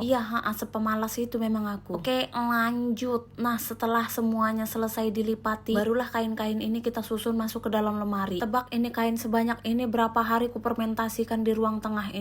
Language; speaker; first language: Indonesian; native; Indonesian